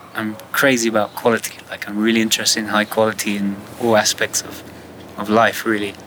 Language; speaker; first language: English; native; English